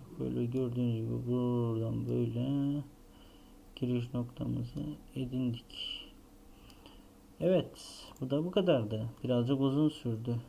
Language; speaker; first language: Turkish; native; Turkish